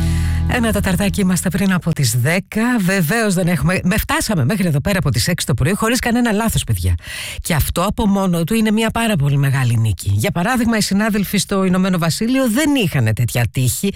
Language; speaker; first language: Greek; native; Greek